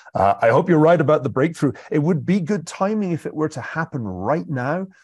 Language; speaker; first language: English; native; English